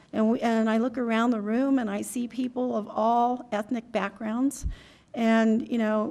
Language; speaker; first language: English; native; English